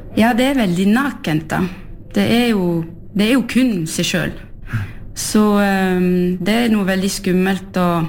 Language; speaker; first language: Norwegian; early bilingual, heritage; French